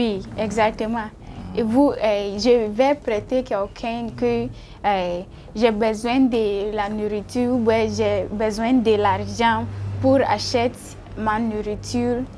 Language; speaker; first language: French; non-native, learner; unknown